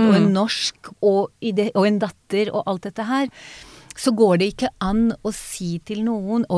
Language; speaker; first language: Norwegian; non-native, fluent; Hebrew